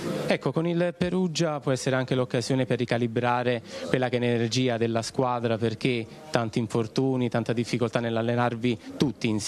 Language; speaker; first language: Italian; native; Italian